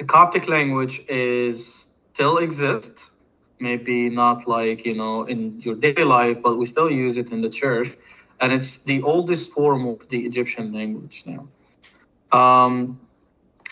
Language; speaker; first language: English; non-native, fluent; Arabic